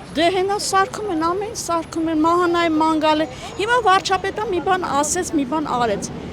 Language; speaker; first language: Armenian; native; Armenian